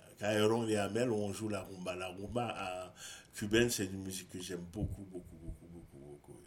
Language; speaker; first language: French; non-native, local second language; Haitian Creole